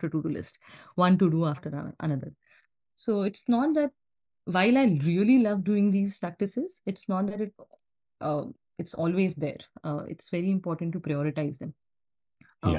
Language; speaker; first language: English; non-native, local second language; Hindi